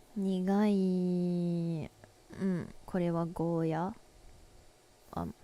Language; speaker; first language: Japanese; non-native, learner; English